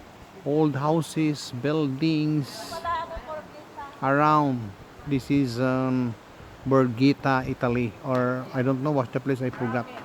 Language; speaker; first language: English; non-native, learner; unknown